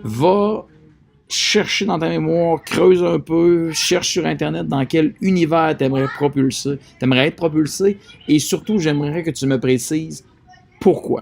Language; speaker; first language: French; native; French